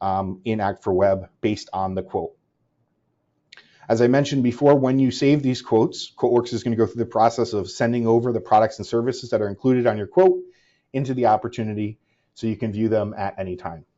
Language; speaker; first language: English; native; English